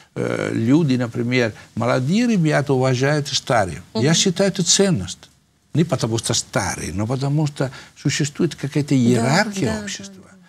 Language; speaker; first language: Russian; non-native, fluent; Italian